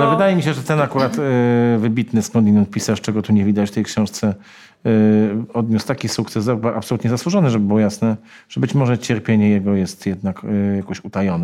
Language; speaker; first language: Polish; native; Polish